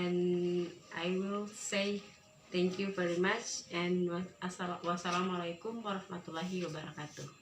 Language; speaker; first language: English; non-native, learner; Indonesian